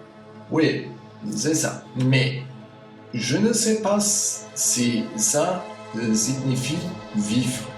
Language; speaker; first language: French; non-native, learner; German